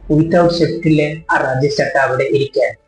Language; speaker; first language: Malayalam; non-native, learner; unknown